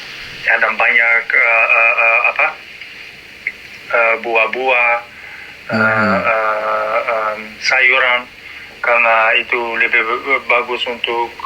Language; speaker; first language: Indonesian; non-native, learner; Dutch